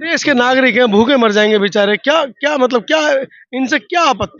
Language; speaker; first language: Hindi; native; Hindi